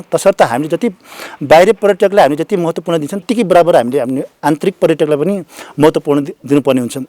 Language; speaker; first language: Nepali; non-native, local second language; Sherpa